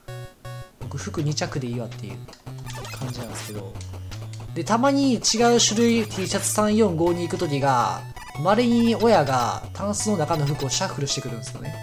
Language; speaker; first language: Japanese; native; Japanese